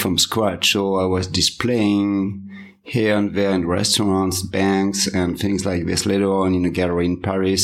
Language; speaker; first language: English; non-native, fluent; French